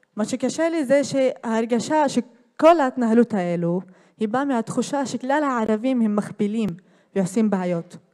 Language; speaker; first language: Hebrew; non-native, local second language; Arabic